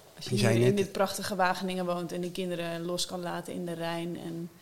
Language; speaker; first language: Dutch; native; Dutch